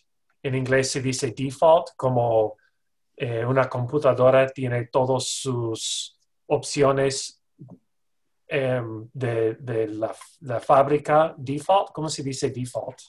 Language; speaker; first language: Spanish; non-native, fluent; English